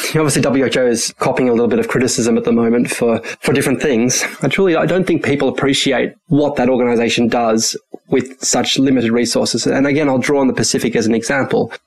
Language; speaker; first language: English; early bilingual, other home language; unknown